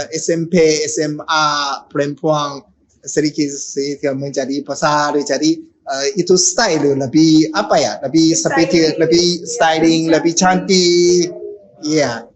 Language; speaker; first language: Indonesian; non-native, learner; Japanese